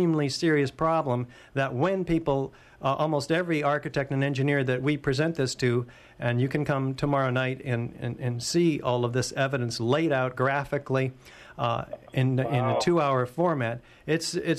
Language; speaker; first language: English; native; English